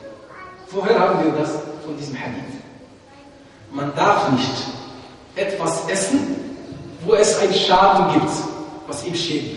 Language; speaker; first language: German; non-native, fluent; Arabic